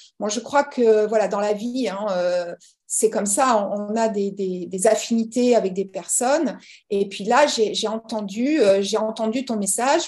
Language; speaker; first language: French; early bilingual, other home language; English